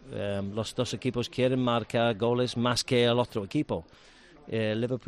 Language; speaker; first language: Spanish; non-native, learner; English